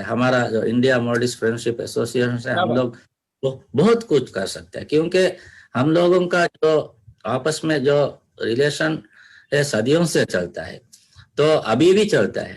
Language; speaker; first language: Hindi; non-native, learner; Divehi